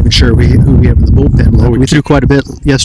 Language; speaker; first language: English; native; English